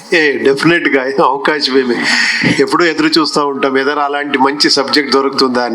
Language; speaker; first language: Telugu; non-native, local second language; Kannada